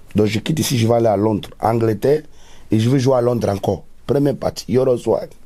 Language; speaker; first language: French; non-native, local second language; Lingala